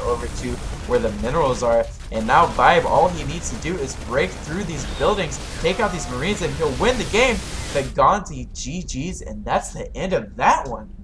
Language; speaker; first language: English; native; English